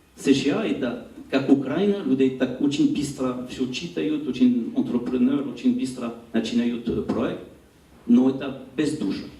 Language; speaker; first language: Russian; non-native, learner; French